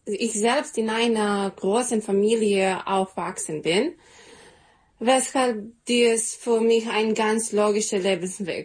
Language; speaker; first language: German; non-native, learner; Serbian